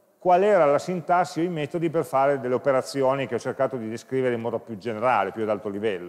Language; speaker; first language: Italian; native; Italian